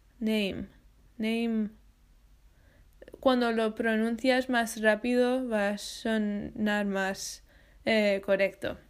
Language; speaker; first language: Spanish; non-native, learner; English